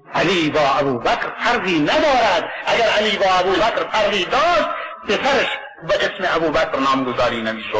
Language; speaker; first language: Persian; non-native, local second language; Baluchi